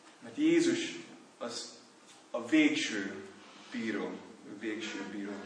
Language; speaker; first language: Hungarian; non-native, learner; English